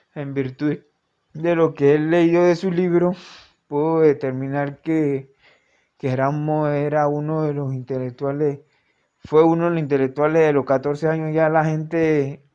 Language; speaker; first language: Spanish; native; Spanish